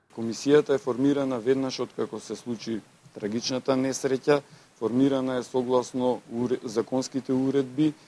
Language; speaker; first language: Macedonian; native; Macedonian